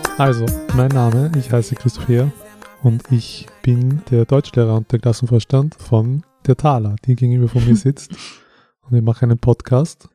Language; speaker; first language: German; native; German